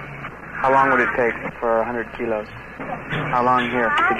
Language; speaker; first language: English; native; English